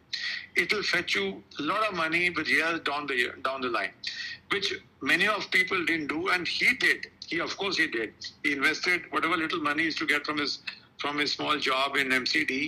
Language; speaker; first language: English; non-native, local second language; Kashmiri